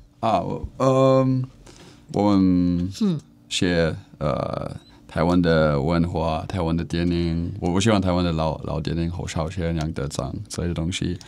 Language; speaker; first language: Chinese; non-native, learner; Czech